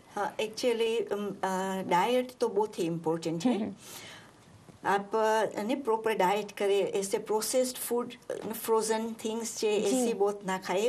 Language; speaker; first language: Hindi; non-native, local second language; Marathi